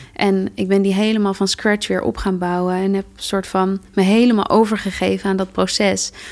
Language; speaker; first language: Dutch; native; Dutch